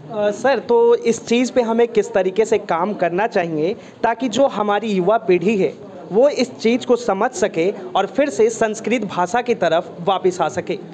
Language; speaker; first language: Hindi; native; Hindi